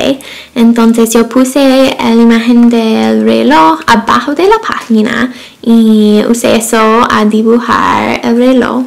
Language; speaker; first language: Spanish; non-native, fluent; English